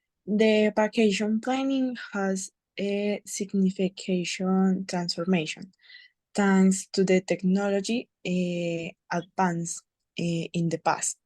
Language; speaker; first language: English; non-native, learner; Spanish